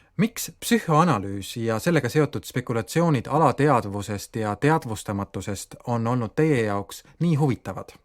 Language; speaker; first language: Estonian; native; Estonian